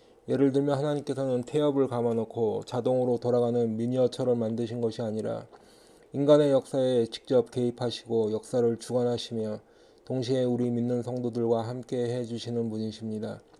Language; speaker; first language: Korean; native; Korean